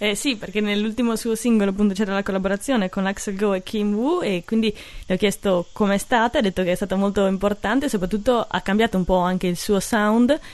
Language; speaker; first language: Italian; native; Italian